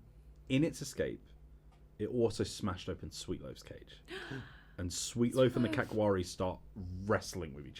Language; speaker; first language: English; native; English